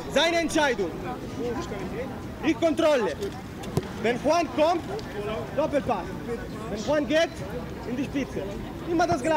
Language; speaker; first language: German; non-native, learner; Italian